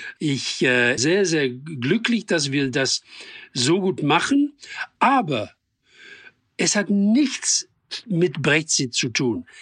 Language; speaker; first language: German; non-native, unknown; English